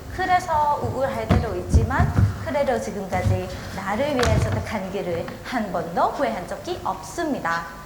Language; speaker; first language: Korean; non-native, learner; Thai